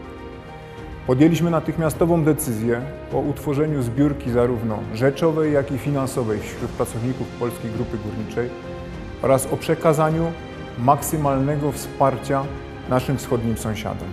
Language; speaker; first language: Polish; native; Polish